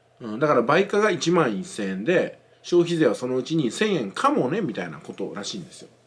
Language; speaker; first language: Japanese; native; Japanese